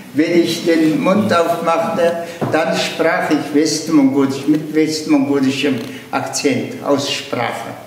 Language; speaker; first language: German; non-native, fluent; Tuvinian